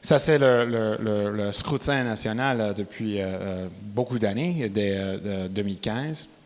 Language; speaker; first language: French; non-native, local second language; English